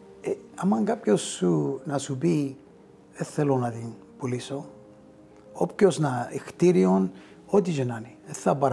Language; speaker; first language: Greek; early bilingual, heritage; Greek